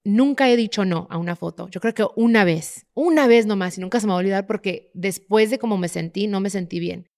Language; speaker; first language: Spanish; early bilingual, other home language; English